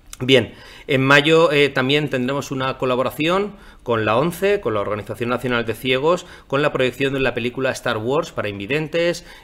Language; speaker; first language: Spanish; non-native, local second language; Catalan